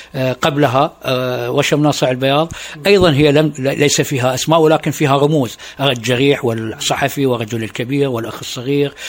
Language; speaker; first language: Arabic; native; Arabic